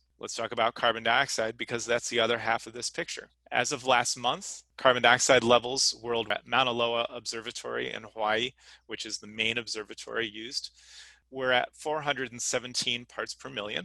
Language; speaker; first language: English; native; English